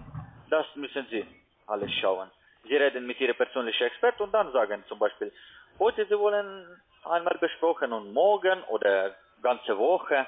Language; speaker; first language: German; non-native, learner; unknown